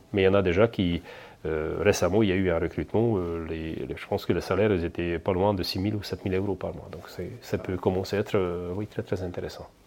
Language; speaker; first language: French; non-native, fluent; Hungarian